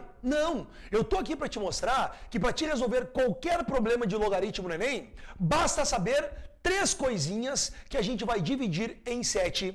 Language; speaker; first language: Portuguese; native; Portuguese